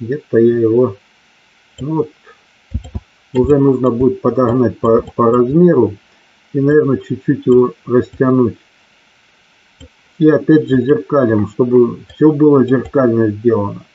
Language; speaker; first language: Russian; native; Russian